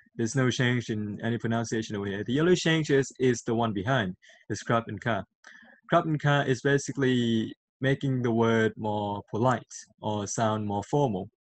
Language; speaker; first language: English; non-native, fluent; Thai